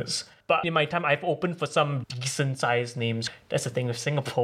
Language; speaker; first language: English; native; English